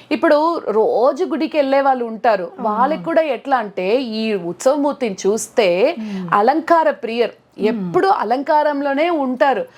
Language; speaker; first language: Telugu; non-native, local second language; Tamil